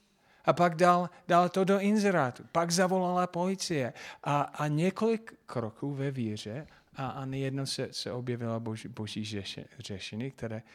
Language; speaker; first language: Czech; non-native, fluent; English